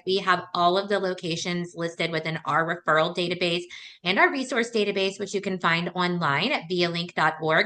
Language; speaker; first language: English; native; English